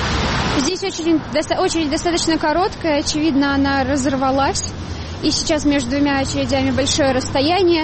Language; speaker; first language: Russian; native; Russian